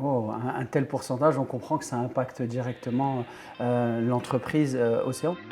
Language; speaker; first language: French; native; French